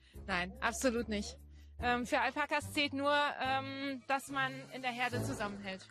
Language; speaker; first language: German; native; German